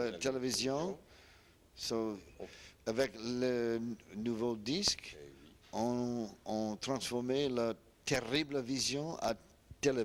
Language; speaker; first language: French; non-native, learner; English